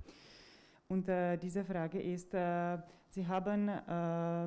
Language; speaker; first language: German; non-native, fluent; Czech